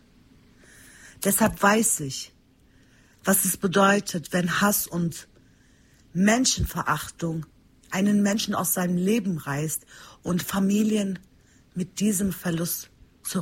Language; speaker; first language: German; early bilingual, other home language; Turkish